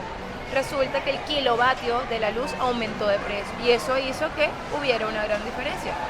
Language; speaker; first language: Spanish; native; Spanish